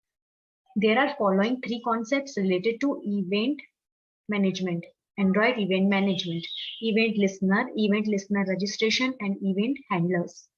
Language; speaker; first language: English; non-native, local second language; Hindi